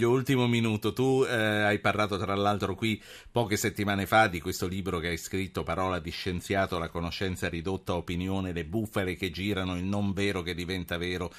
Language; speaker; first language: Italian; native; Italian